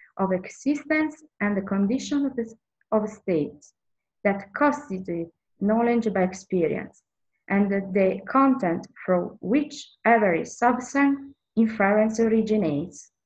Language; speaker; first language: English; non-native, learner; Italian